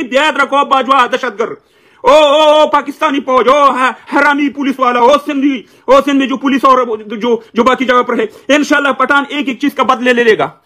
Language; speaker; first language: Urdu; non-native, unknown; Pashto